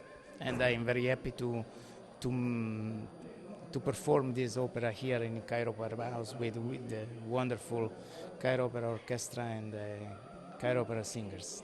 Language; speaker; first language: English; non-native, fluent; Italian